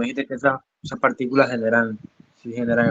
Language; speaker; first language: Spanish; native; Spanish